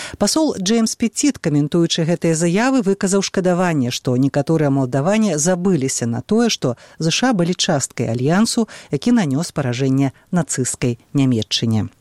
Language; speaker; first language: Belarusian; native; Belarusian